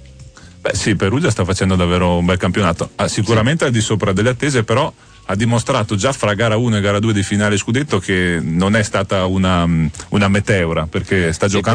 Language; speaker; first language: Italian; native; Italian